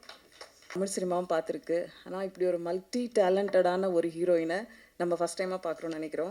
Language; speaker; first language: Tamil; native; Tamil